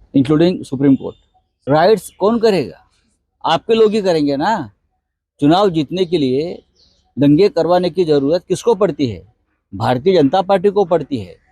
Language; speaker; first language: Hindi; non-native, local second language; Marathi